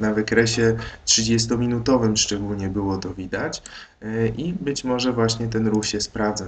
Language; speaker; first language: Polish; native; Polish